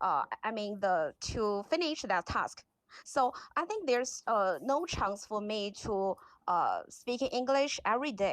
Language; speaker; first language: English; non-native, learner; Chinese